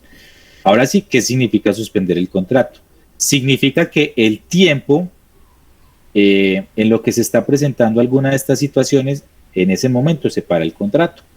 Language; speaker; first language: Spanish; native; Spanish